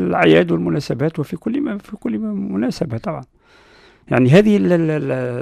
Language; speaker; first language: Arabic; non-native, local second language; Berber languages